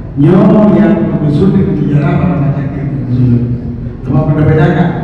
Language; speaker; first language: Malay; non-native, local second language; Achinese